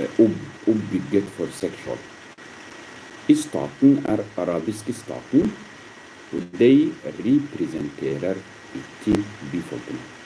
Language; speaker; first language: Swedish; non-native, learner; Arabic